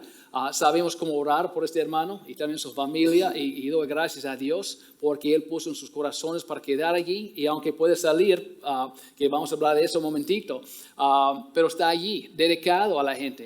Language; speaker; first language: Spanish; non-native, fluent; English